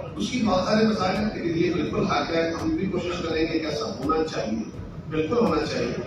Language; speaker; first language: Urdu; non-native, local second language; Punjabi